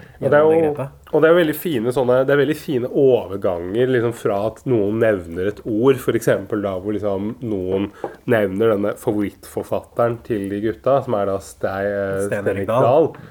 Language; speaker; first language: Norwegian; native; Norwegian